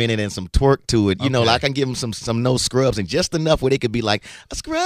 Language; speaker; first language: English; native; English